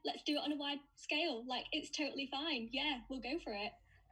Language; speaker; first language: English; native; English